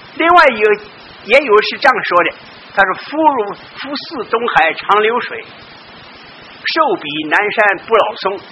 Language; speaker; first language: Chinese; native; Chinese